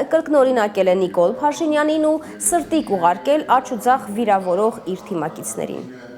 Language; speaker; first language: Armenian; native; Armenian